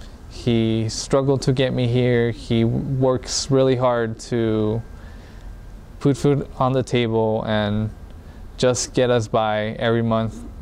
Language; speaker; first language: English; early bilingual, other home language; Spanish